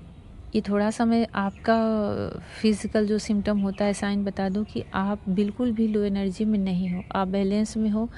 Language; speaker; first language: Hindi; native; Hindi